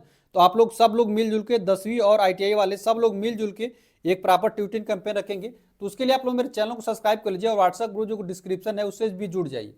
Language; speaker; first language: Hindi; native; Hindi